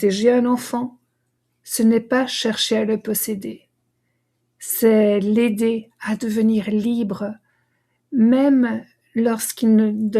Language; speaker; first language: French; native; French